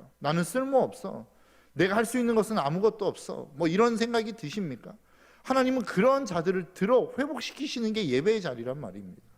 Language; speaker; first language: Korean; native; Korean